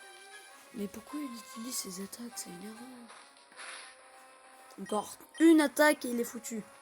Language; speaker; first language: French; native; French